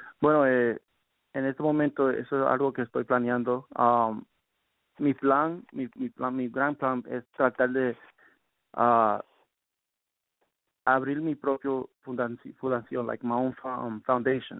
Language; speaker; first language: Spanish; early bilingual, heritage; Spanish